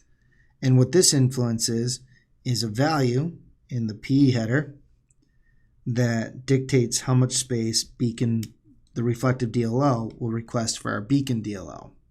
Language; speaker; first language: English; native; English